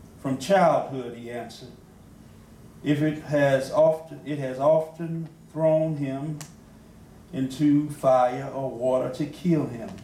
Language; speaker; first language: English; native; English